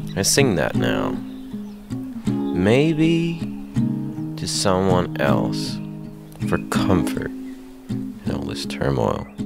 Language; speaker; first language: English; non-native, fluent; Swedish